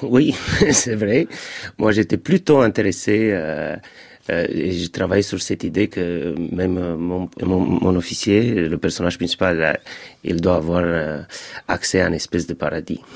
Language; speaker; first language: French; non-native, fluent; Romanian